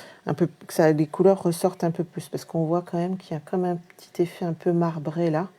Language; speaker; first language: French; native; French